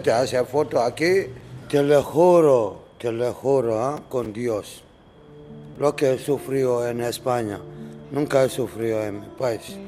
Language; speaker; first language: Spanish; non-native, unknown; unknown